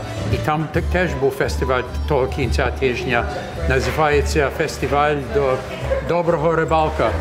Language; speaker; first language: Ukrainian; early bilingual, heritage; English